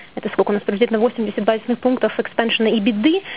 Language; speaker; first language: Russian; native; Russian